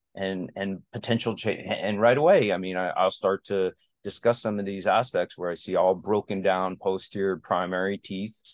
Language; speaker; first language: English; native; English